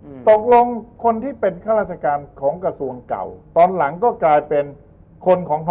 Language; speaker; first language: Thai; native; Thai